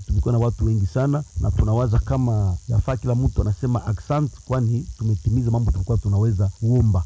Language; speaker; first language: Swahili; non-native, local second language; Nande